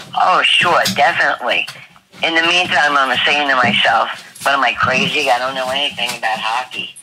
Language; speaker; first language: English; native; English